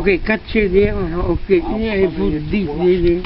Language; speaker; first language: English; non-native, learner; French